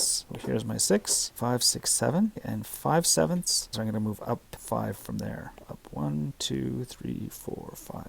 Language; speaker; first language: English; native; English